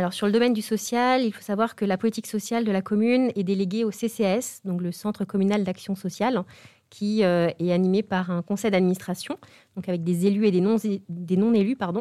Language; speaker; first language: French; native; French